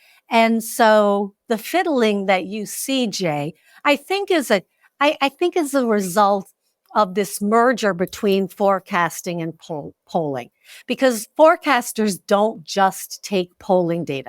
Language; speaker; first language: English; native; English